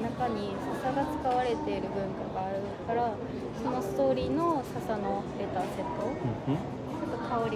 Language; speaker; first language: Japanese; native; Japanese